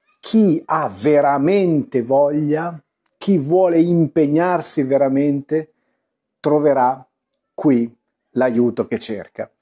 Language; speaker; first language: Italian; native; Italian